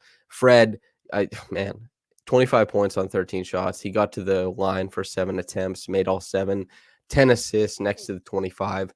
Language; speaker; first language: English; native; English